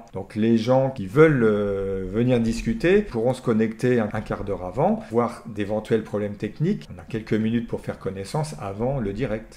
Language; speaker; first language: French; native; French